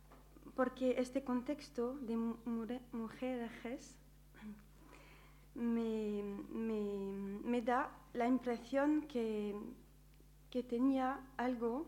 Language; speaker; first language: Spanish; non-native, learner; French